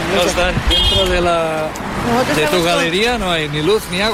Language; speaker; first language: Spanish; native; Spanish